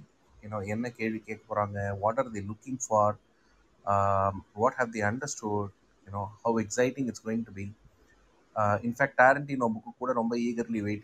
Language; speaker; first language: Tamil; native; Tamil